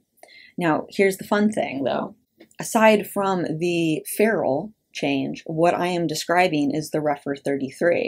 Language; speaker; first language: English; native; English